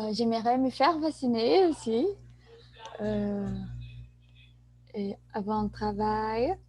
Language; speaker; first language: French; non-native, learner; Portuguese